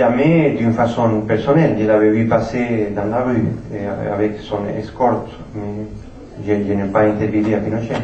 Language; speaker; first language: French; non-native, fluent; Spanish